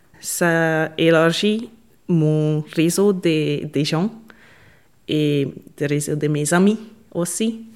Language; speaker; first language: French; non-native, learner; Hungarian